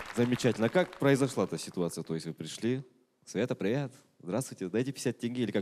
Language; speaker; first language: Russian; non-native, local second language; Kazakh